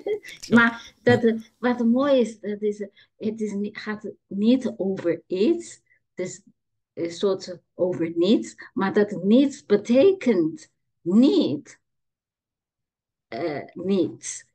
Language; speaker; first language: Dutch; non-native, learner; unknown